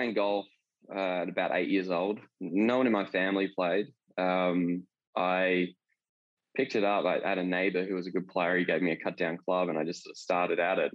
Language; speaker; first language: English; native; English